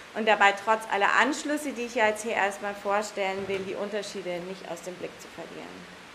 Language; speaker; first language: German; non-native, fluent; English